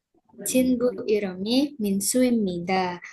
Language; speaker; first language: Korean; non-native, learner; Indonesian